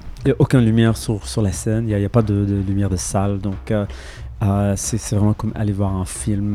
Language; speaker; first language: French; non-native, local second language; Arabic